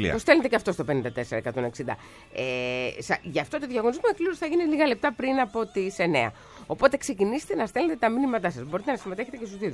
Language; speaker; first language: Greek; native; Greek